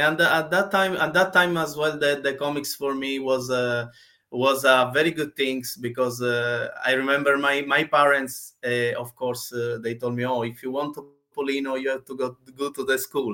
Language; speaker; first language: English; non-native, learner; Italian